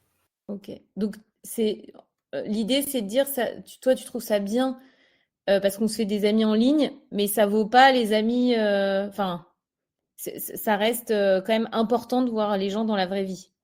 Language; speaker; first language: French; native; French